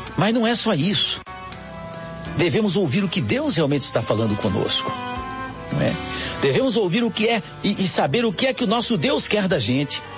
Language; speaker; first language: Portuguese; native; Portuguese